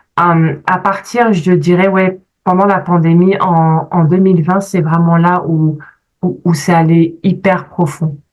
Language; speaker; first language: French; early bilingual, other home language; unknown